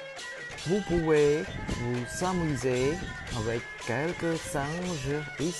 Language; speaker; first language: French; non-native, fluent; Khmer